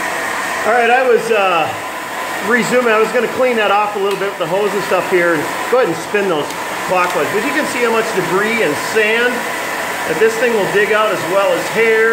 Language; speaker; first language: English; native; English